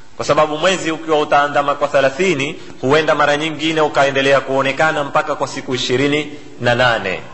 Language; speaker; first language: Swahili; native; Swahili